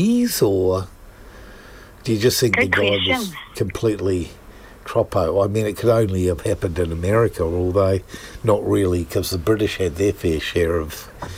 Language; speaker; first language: English; native; English